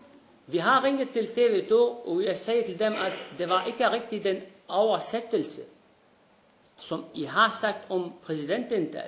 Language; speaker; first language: Danish; non-native, fluent; Arabic